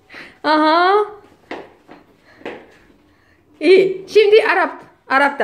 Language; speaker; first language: Turkish; non-native, learner; Azerbaijani